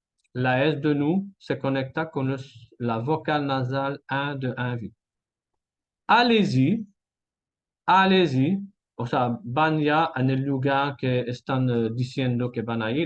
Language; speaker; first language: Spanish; non-native, fluent; French